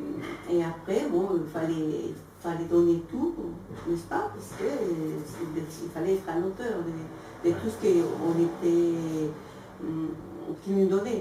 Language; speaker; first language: French; non-native, fluent; Spanish